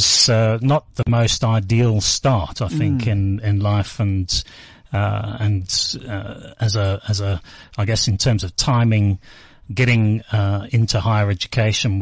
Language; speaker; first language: English; native; English